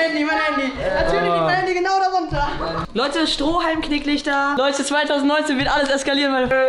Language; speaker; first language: German; native; German